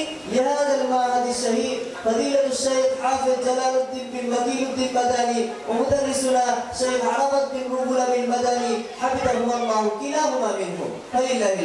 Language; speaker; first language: Arabic; non-native, learner; Bangla